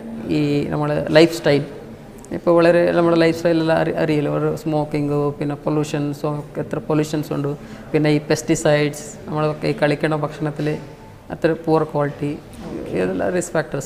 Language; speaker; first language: Malayalam; non-native, fluent; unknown